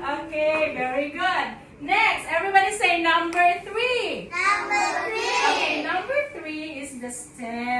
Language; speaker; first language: English; non-native, fluent; Filipino